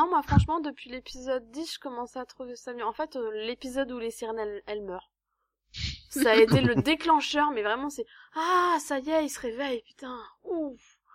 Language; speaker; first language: French; native; French